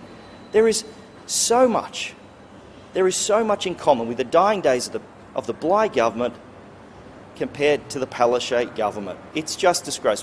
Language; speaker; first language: English; native; English